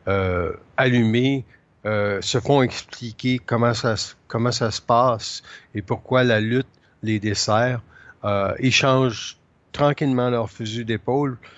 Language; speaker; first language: French; native; French